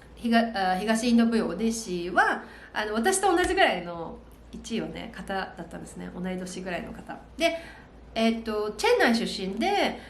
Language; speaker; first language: Japanese; native; Japanese